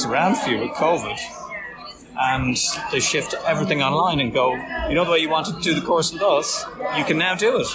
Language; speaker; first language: English; native; English